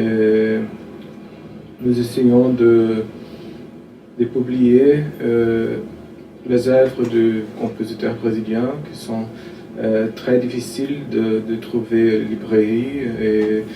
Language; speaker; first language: French; non-native, fluent; Portuguese